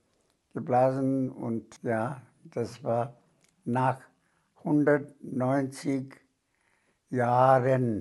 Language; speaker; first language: German; non-native, fluent; Bangla